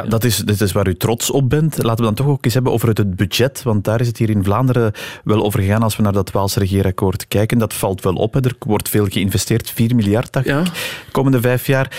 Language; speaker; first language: Dutch; native; Dutch